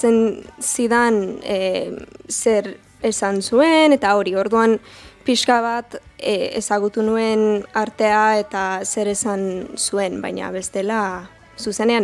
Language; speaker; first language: Basque; non-native, learner; English